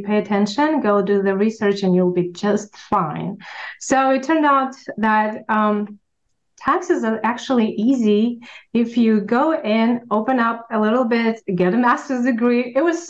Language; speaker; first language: English; non-native, fluent; Russian